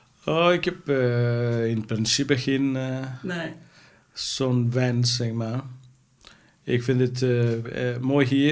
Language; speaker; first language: Dutch; non-native, fluent; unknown